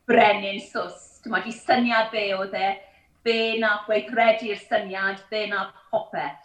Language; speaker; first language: Welsh; non-native, local second language; English